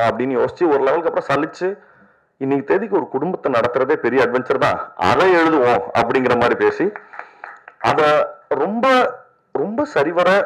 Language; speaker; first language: Tamil; native; Tamil